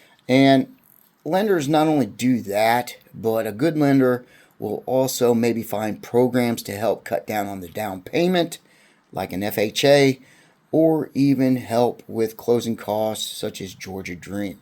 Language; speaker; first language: English; native; English